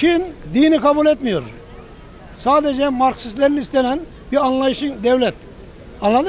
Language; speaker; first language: Turkish; native; Turkish